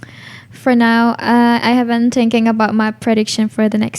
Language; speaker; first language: English; non-native, learner; Indonesian